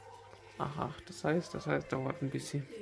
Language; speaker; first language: German; native; German